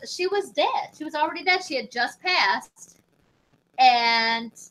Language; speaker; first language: English; native; English